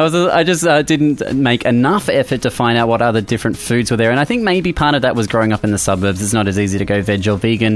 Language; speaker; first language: English; native; English